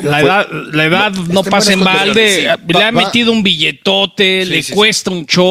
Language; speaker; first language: Spanish; native; Spanish